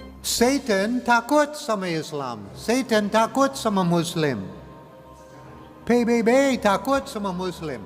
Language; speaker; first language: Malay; non-native, fluent; English